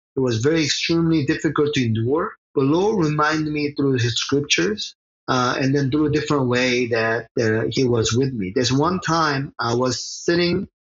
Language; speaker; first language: English; early bilingual, other home language; Korean